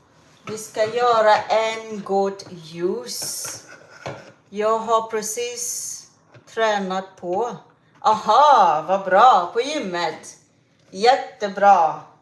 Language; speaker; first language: Swedish; non-native, fluent; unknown